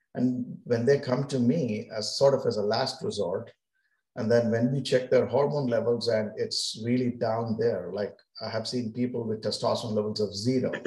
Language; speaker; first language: English; non-native, local second language; Kannada